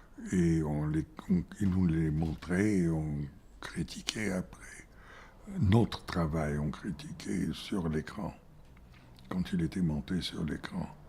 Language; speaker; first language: French; non-native, fluent; Bulgarian